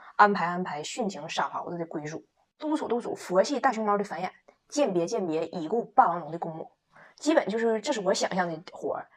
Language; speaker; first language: Chinese; native; Chinese